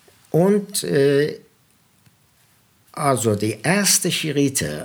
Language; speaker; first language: German; non-native, fluent; Persian